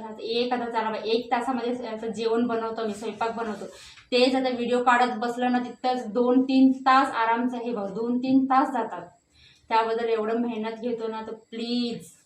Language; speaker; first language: Marathi; non-native, local second language; Hindi